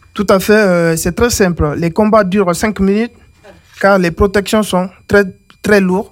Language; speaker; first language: French; native; French